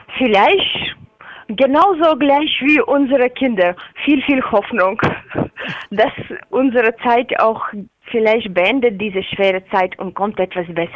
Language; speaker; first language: German; non-native, learner; Latvian